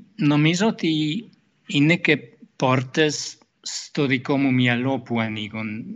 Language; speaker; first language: Greek; non-native, fluent; German